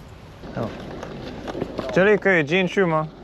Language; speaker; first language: Chinese; non-native, fluent; English